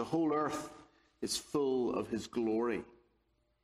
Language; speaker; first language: English; native; English